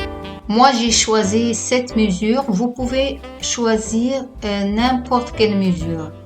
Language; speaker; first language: French; non-native, fluent; Italian